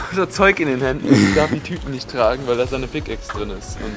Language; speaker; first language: German; native; German